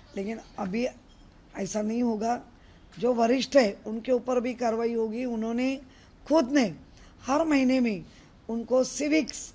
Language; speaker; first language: Hindi; non-native, local second language; Marathi